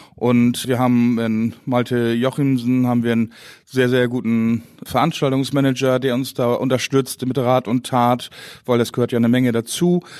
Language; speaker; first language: German; non-native, local second language; Low German